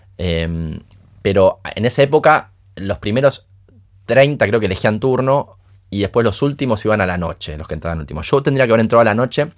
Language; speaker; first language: Spanish; early bilingual, other home language; Portuguese